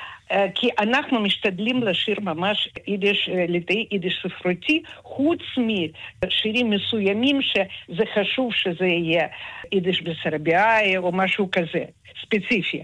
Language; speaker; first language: Hebrew; non-native, fluent; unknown